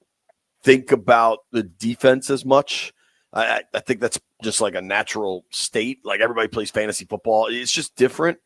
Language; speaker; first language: English; native; English